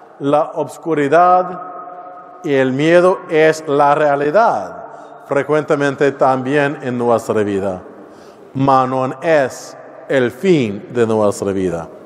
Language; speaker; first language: Spanish; non-native, learner; English